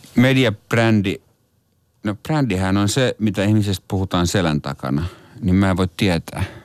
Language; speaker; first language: Finnish; native; Finnish